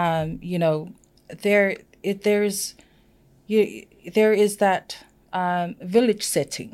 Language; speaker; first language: English; non-native, fluent; Samoan